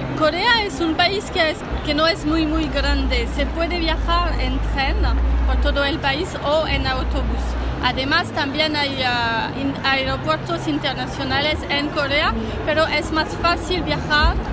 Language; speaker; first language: Spanish; non-native, fluent; French